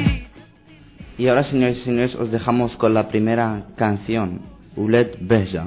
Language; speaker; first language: Spanish; early bilingual, other home language; Arabic